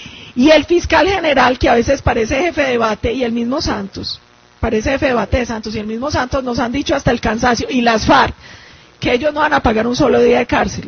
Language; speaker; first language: Spanish; native; Spanish